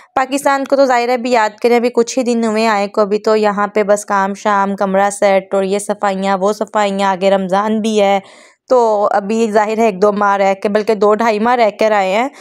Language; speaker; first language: Urdu; non-native, local second language; Punjabi